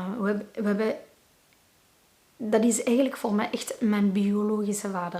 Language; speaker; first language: Dutch; non-native, local second language; Arabic